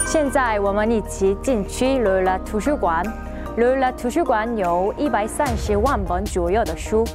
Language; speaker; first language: Chinese; non-native, learner; Korean